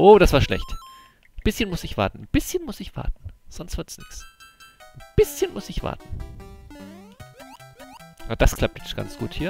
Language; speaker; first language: German; native; German